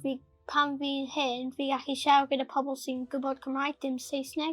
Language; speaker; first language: Welsh; non-native, local second language; English